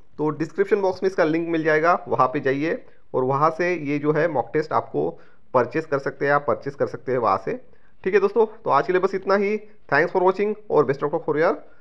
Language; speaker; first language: Hindi; non-native, local second language; Marathi